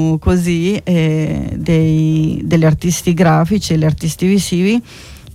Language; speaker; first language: Italian; non-native, fluent; Spanish